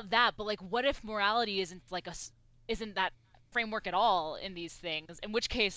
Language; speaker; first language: English; early bilingual, other home language; Persian